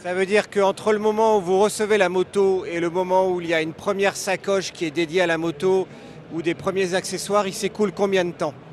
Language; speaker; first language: French; native; French